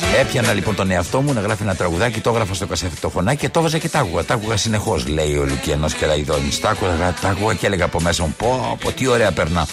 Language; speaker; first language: Greek; native; Greek